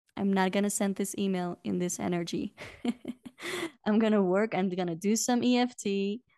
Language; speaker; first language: English; non-native, fluent; Dutch